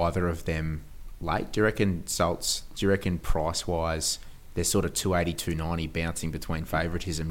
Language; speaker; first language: English; native; English